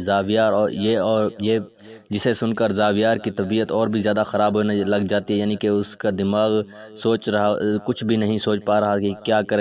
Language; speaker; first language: Urdu; native; Urdu